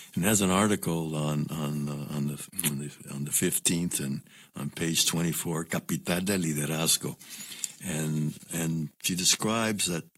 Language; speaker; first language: English; non-native, local second language; Spanish